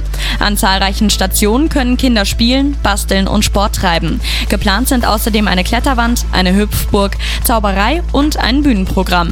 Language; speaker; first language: German; native; German